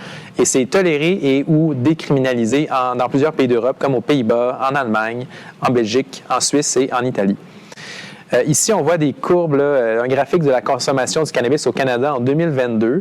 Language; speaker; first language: French; native; French